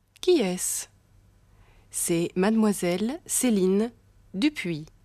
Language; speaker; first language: French; non-native, fluent; German